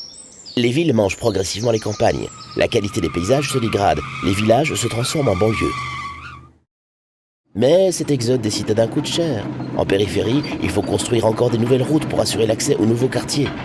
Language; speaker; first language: French; native; French